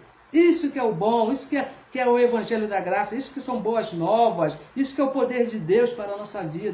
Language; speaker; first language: Portuguese; native; Portuguese